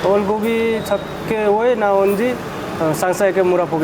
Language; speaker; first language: Korean; non-native, learner; Nepali